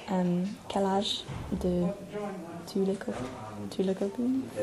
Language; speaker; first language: French; non-native, learner; English